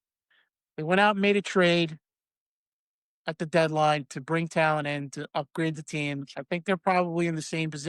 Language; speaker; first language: English; native; English